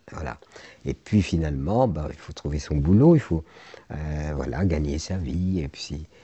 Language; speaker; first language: French; non-native, local second language; Arabic